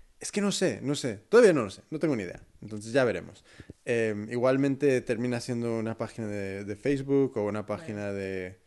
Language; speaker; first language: Spanish; early bilingual, heritage; Spanish